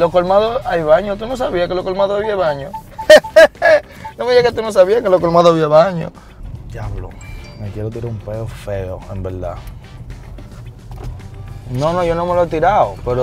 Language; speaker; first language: Spanish; native; Spanish